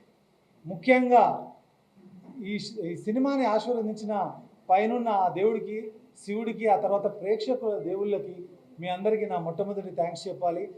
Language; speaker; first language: Telugu; native; Telugu